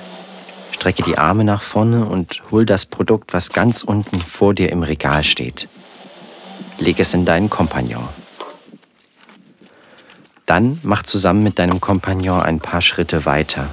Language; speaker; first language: German; native; German